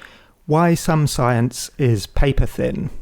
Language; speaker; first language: English; native; English